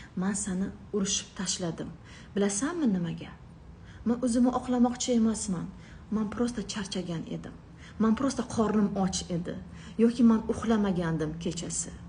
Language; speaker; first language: Uzbek; non-native, local second language; Russian